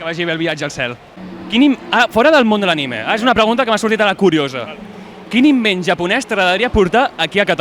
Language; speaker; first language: Catalan; native; Catalan